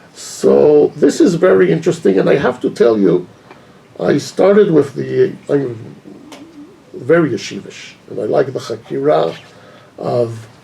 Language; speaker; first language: English; non-native, fluent; Hebrew